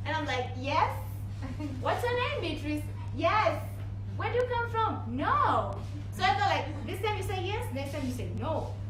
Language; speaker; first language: English; non-native, local second language; Swahili